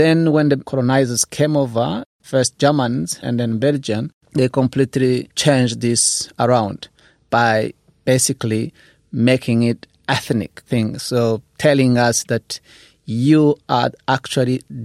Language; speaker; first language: English; non-native, local second language; Kinyarwanda